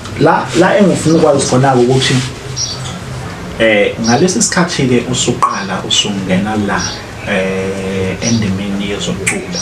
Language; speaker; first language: Zulu; native; Zulu